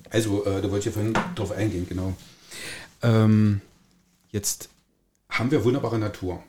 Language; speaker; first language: German; native; German